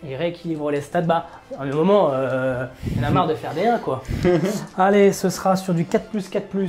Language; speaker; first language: French; native; French